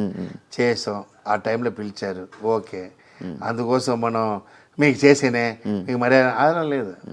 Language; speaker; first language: Telugu; non-native, learner; Tamil